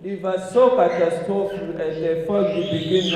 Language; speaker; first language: Danish; non-native, fluent; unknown